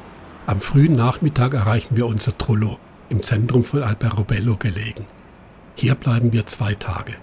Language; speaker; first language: German; native; German